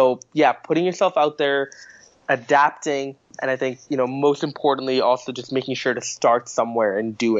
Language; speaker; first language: English; native; English